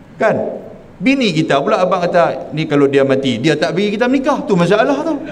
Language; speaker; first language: Malay; native; Malay